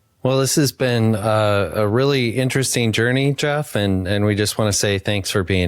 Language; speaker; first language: English; native; English